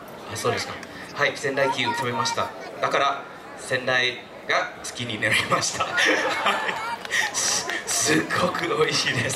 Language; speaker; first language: Japanese; non-native, fluent; Thai